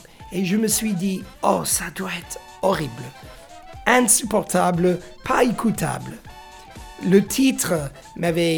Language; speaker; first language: French; non-native, fluent; English